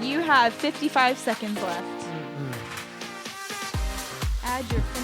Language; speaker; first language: English; native; English